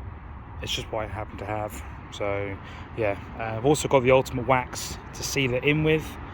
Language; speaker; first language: English; native; English